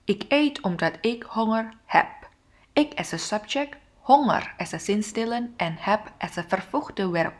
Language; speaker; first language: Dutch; non-native, learner; Indonesian